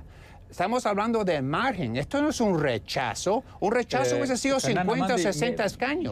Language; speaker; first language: Spanish; native; Spanish